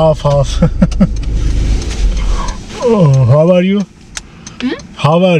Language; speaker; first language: English; non-native, learner; Turkish